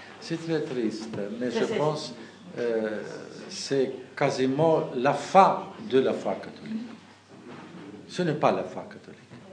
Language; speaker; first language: French; non-native, fluent; German